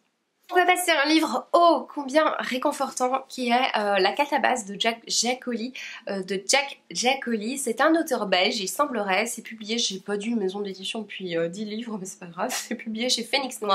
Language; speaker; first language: French; native; French